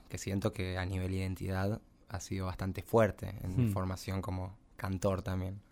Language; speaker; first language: Spanish; native; Spanish